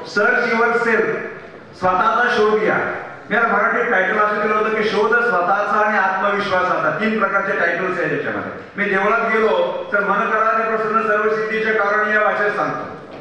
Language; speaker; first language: Marathi; native; Marathi